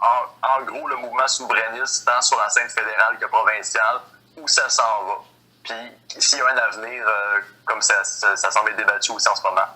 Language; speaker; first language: French; native; French